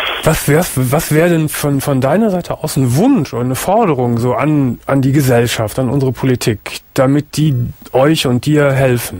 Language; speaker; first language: German; native; German